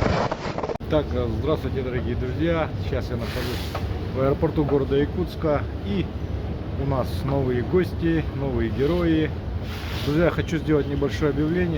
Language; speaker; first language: Russian; native; Russian